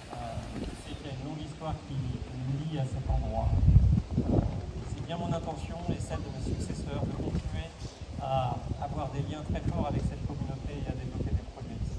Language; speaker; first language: French; native; French